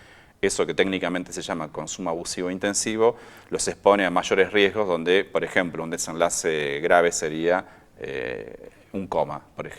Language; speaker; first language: Spanish; native; Spanish